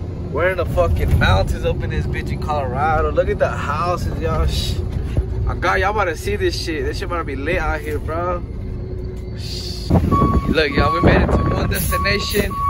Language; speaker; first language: English; early bilingual, other home language; Spanish